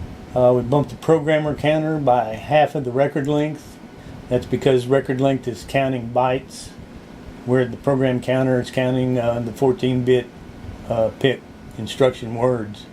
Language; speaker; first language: English; native; English